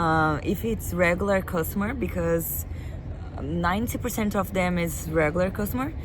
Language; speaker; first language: English; non-native, fluent; Portuguese